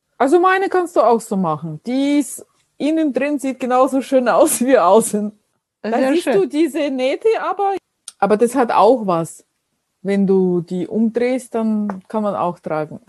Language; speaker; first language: German; non-native, fluent; Russian